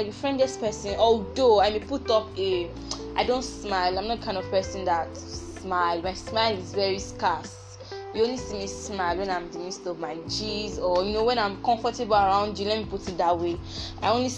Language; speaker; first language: English; non-native, local second language; Igbo